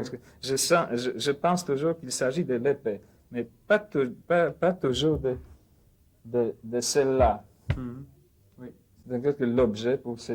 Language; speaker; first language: French; non-native, fluent; Polish